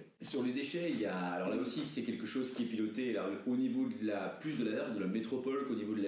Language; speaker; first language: French; native; French